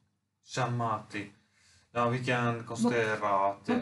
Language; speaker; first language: Swedish; non-native, fluent; Finnish